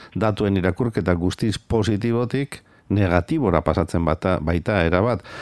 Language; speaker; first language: Basque; native; Basque